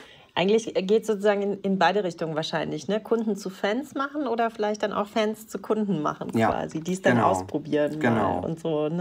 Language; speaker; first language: German; native; German